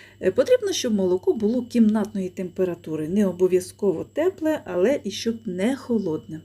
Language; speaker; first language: Ukrainian; native; Ukrainian